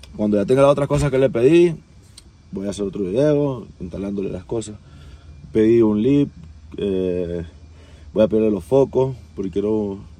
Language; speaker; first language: Spanish; native; Spanish